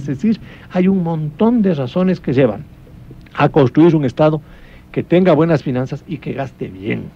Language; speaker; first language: Spanish; native; Spanish